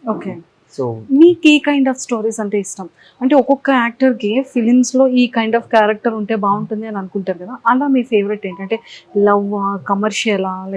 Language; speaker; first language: Telugu; native; Telugu